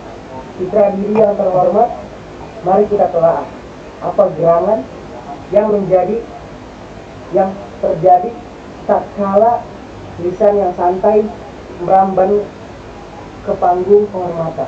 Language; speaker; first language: Indonesian; native; Indonesian